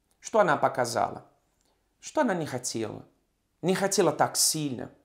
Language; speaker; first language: Russian; non-native, fluent; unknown